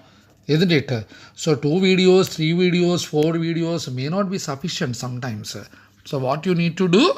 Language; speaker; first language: English; non-native, local second language; Telugu